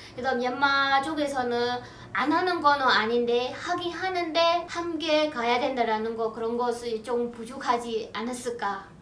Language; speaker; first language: Korean; non-native, fluent; Burmese